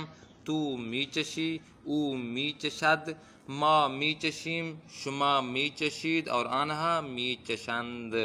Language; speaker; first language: Persian; non-native, fluent; Urdu